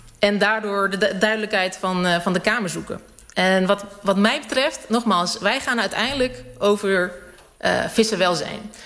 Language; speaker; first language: Dutch; early bilingual, other home language; Serbian